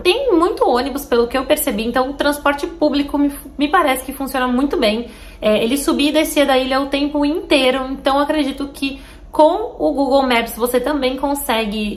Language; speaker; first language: Portuguese; native; Portuguese